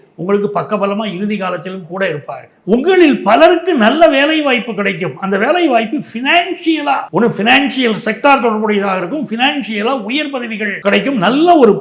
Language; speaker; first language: Tamil; native; Tamil